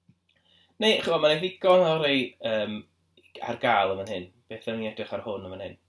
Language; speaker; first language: Welsh; native; Welsh